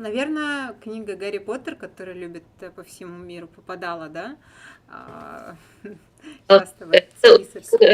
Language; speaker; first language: Russian; native; Russian